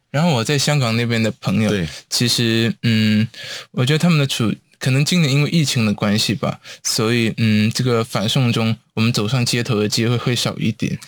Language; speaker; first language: Chinese; non-native, local second language; Cantonese